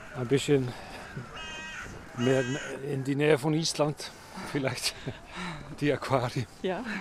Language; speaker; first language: German; non-native, learner; Icelandic